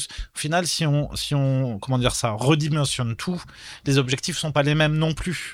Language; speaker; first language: French; native; French